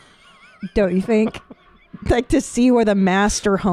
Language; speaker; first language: English; native; English